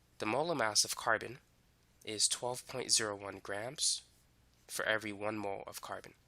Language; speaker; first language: English; native; English